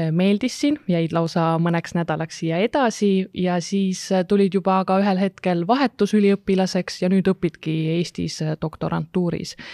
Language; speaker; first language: Estonian; native; Estonian